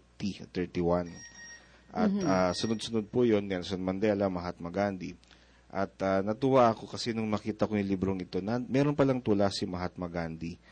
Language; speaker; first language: Filipino; native; Filipino